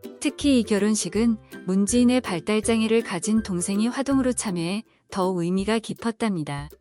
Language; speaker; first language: Korean; native; Korean